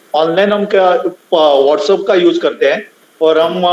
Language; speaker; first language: Hindi; non-native, local second language; Marathi